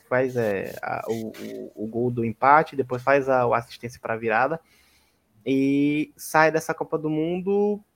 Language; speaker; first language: Portuguese; native; Portuguese